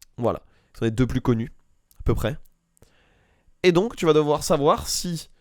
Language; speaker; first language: French; native; French